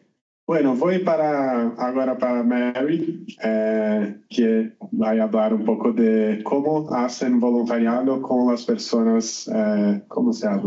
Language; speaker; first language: Spanish; non-native, learner; Portuguese